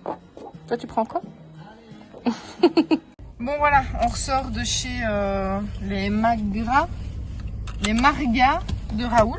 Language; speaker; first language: French; native; French